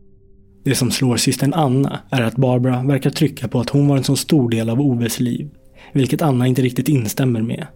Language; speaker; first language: Swedish; native; Swedish